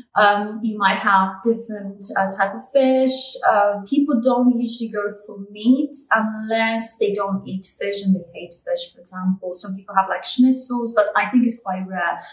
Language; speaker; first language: English; non-native, fluent; Polish